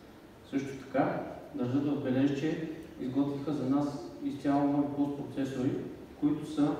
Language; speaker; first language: Bulgarian; native; Bulgarian